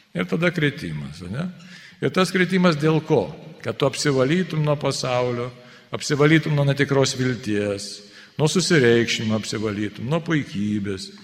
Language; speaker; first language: Lithuanian; native; Lithuanian